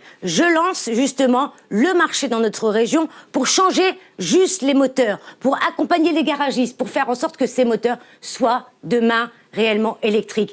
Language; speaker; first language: French; native; French